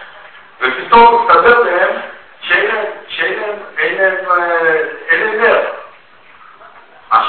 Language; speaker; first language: Hebrew; non-native, fluent; Russian